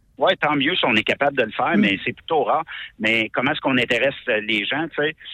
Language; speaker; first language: French; native; French